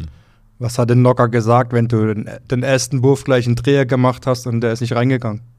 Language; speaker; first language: German; native; German